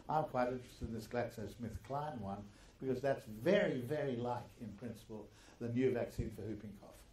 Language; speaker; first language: English; early bilingual, other home language; German